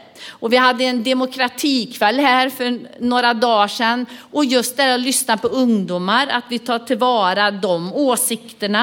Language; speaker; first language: Swedish; native; Swedish